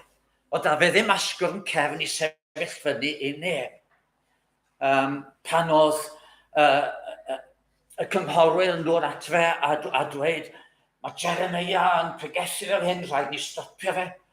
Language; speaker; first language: Welsh; native; Welsh